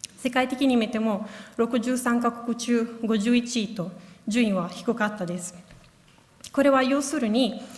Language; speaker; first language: Japanese; non-native, fluent; Italian